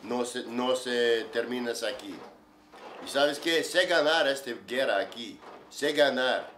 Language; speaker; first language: Spanish; non-native, learner; English